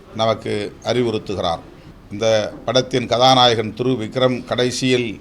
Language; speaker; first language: Tamil; native; Tamil